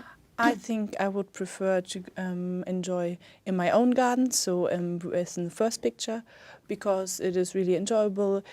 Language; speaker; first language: English; non-native, fluent; German